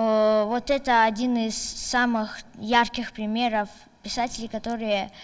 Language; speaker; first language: Russian; non-native, local second language; Tajik